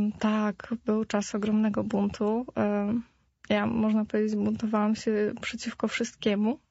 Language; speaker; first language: Polish; native; Polish